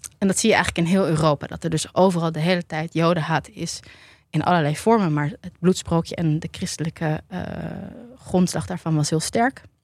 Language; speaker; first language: Dutch; native; Dutch